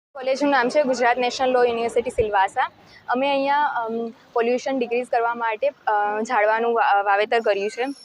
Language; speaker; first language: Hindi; non-native, local second language; Gujarati